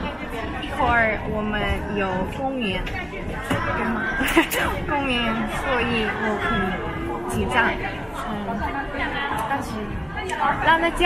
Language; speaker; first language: Chinese; non-native, learner; Russian